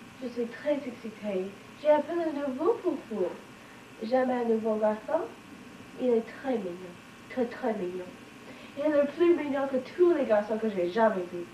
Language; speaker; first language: French; non-native, learner; English